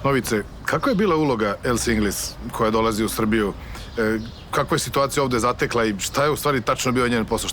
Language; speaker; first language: Bosnian; native; Bosnian